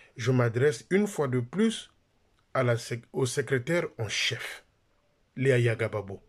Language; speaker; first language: French; non-native, local second language; Lingala